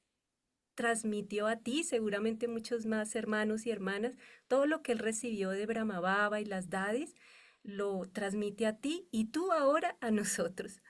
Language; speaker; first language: Spanish; native; Spanish